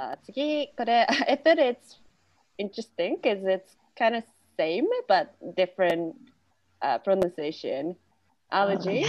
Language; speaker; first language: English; non-native, fluent; Japanese